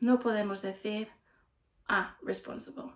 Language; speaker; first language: Spanish; non-native, fluent; English